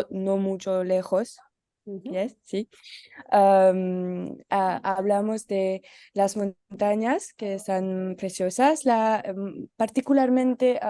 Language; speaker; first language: Spanish; non-native, learner; French